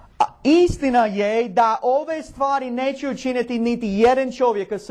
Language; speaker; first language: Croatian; non-native, learner; English